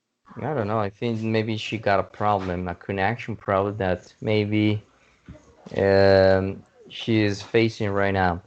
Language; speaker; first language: English; non-native, fluent; Spanish